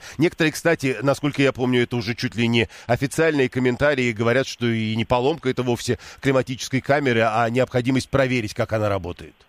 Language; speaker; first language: Russian; native; Russian